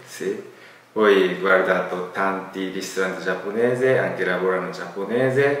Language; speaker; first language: Italian; non-native, learner; Japanese